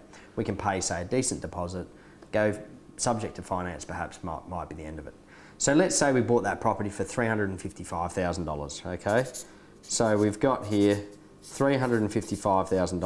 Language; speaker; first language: English; native; English